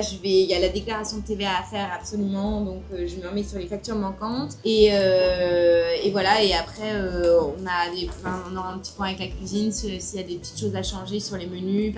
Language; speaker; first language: French; native; French